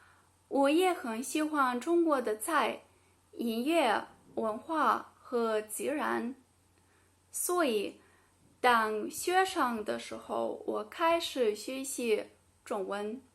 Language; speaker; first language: Chinese; non-native, learner; Greek